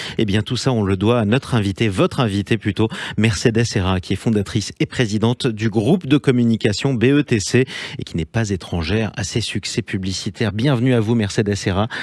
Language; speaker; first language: French; native; French